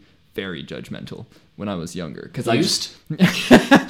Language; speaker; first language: English; non-native, local second language; Spanish